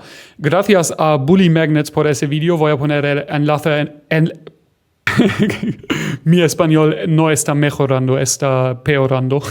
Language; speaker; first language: Spanish; non-native, fluent; German